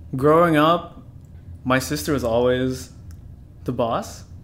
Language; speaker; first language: English; early bilingual, other home language; Filipino